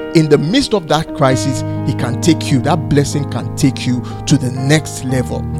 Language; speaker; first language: English; non-native, local second language; Yoruba